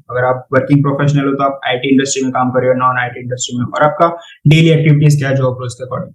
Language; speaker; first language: Hindi; native; Hindi